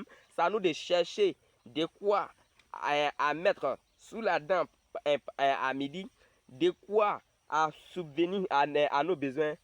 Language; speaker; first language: French; non-native, local second language; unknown